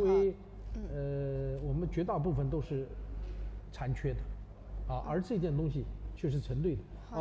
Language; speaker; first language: Chinese; native; Chinese